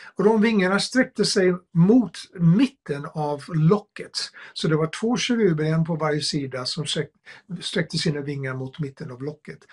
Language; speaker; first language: Swedish; non-native, fluent; English